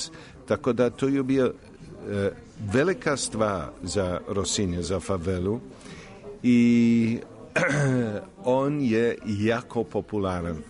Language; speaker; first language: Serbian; non-native, fluent; English